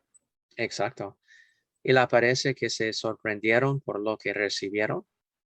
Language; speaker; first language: Spanish; non-native, fluent; English